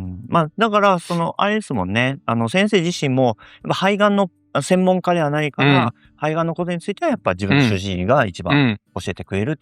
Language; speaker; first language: Japanese; native; Japanese